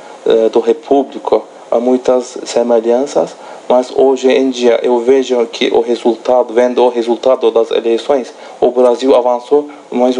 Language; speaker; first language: Portuguese; non-native, fluent; Turkish